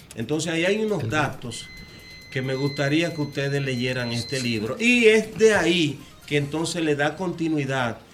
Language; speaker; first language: Spanish; native; Spanish